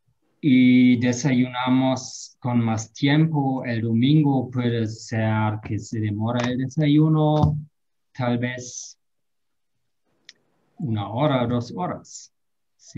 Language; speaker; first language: Spanish; non-native, fluent; German